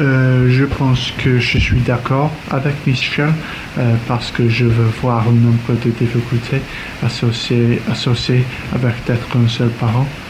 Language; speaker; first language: French; non-native, learner; English